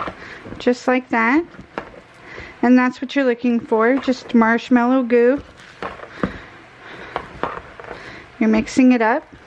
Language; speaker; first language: English; native; English